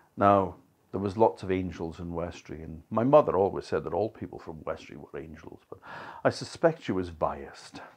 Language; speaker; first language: English; native; English